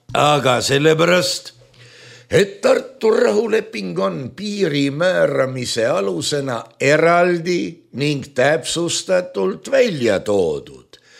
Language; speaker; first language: Estonian; native; Estonian